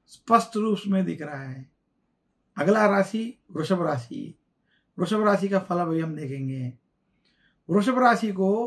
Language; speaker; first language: Hindi; non-native, local second language; Telugu